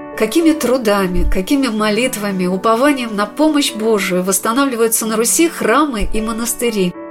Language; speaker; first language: Russian; native; Russian